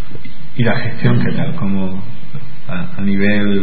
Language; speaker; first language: Spanish; native; Spanish